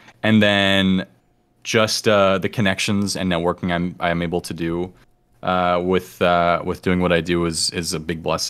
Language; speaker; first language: English; native; English